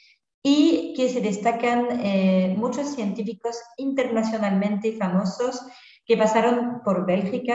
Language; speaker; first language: Spanish; non-native, fluent; French